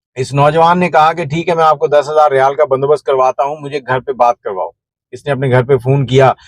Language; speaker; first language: Urdu; non-native, local second language; Punjabi